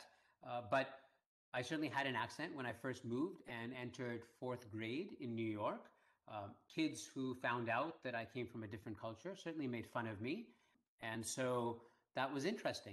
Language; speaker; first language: English; early bilingual, other home language; Hindi